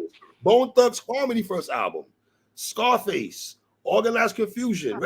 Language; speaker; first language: English; native; English